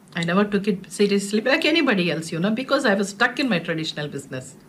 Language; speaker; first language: English; non-native, local second language; Telugu